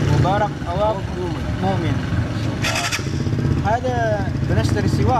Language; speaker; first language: Arabic; non-native, learner; Indonesian